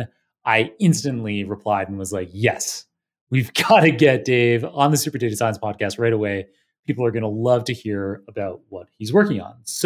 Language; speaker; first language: English; native; English